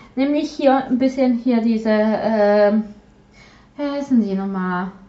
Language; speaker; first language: German; early bilingual, other home language; Polish